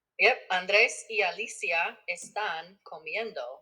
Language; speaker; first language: Spanish; non-native, fluent; English